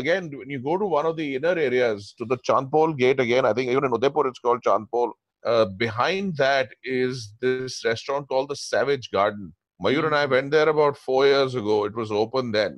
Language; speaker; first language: English; non-native, local second language; Hindi